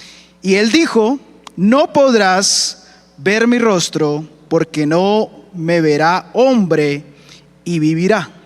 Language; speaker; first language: Spanish; native; Spanish